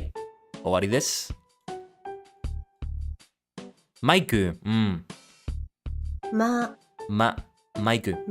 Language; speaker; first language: Japanese; non-native, learner; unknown